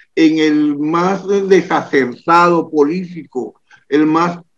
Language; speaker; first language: Spanish; native; Spanish